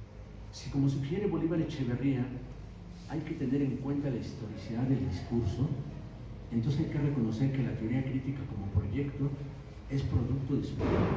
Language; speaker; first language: Spanish; native; Spanish